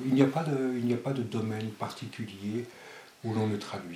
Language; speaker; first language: French; early bilingual, other home language; Spanish